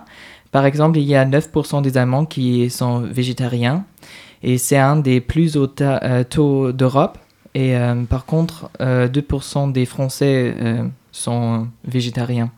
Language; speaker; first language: French; non-native, fluent; German